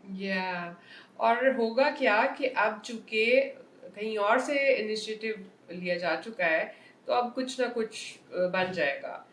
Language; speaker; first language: Urdu; native; Urdu